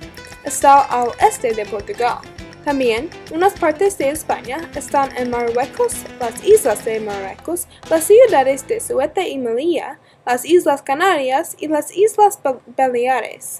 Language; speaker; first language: Spanish; non-native, learner; English